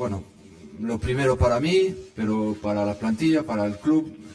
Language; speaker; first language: Spanish; non-native, fluent; French